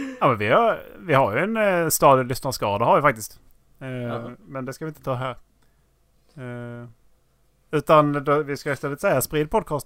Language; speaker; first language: Swedish; native; Swedish